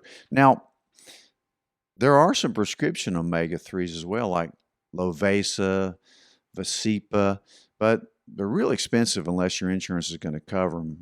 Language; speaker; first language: English; native; English